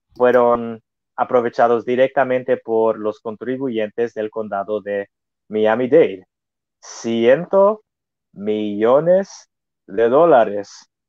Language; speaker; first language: Spanish; native; Spanish